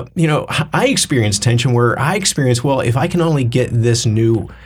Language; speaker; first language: English; native; English